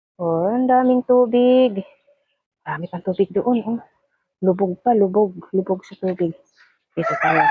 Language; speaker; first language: Filipino; non-native, local second language; Cebuano